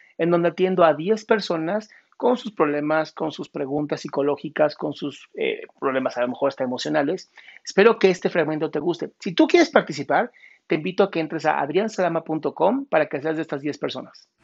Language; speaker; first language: Spanish; native; Spanish